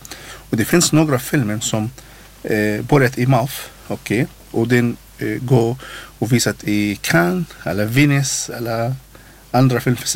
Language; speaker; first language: Swedish; non-native, learner; Arabic